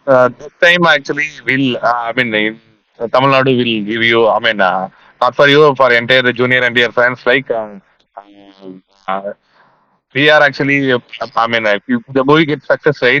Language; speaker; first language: English; non-native, local second language; Tamil